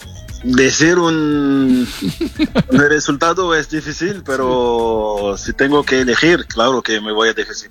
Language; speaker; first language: Spanish; non-native, fluent; French